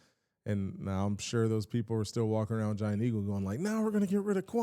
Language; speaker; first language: English; native; English